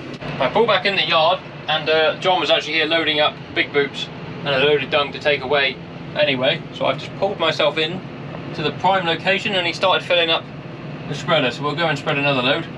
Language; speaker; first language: English; native; English